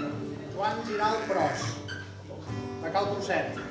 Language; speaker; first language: Catalan; native; Catalan